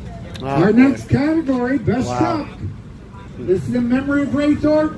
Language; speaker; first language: English; native; English